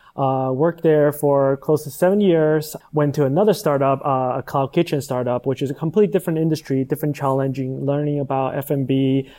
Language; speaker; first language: English; non-native, fluent; Chinese